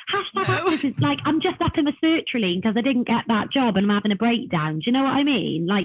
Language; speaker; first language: English; native; English